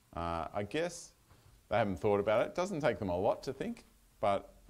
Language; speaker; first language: English; native; English